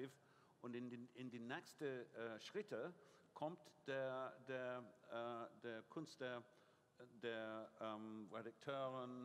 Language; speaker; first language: German; non-native, learner; English